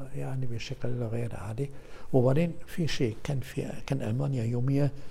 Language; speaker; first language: Arabic; non-native, fluent; German